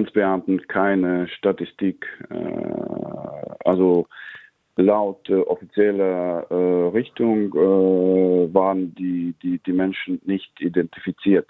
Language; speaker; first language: German; non-native, fluent; Latvian